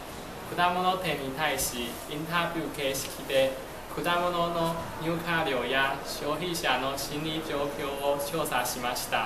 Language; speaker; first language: Japanese; non-native, learner; Chinese